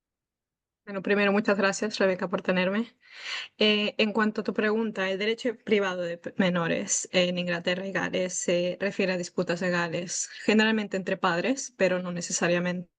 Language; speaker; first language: Spanish; native; Spanish